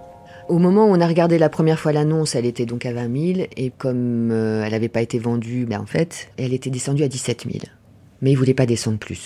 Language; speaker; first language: French; native; French